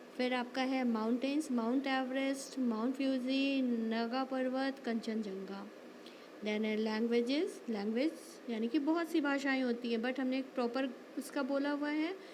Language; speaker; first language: Hindi; native; Hindi